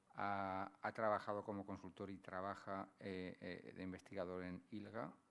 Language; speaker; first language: Spanish; native; Spanish